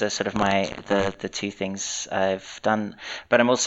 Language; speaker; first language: English; native; English